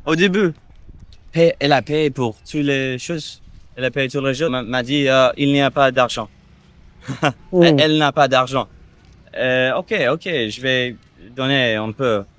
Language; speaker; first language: French; non-native, learner; English